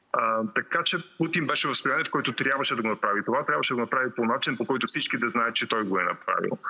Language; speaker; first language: Bulgarian; native; Bulgarian